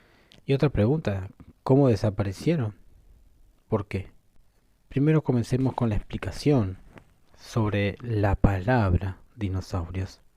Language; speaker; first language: Spanish; native; Spanish